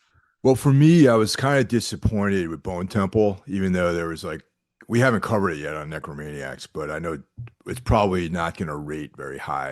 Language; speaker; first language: English; native; English